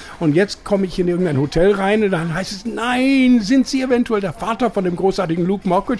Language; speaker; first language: German; non-native, fluent; English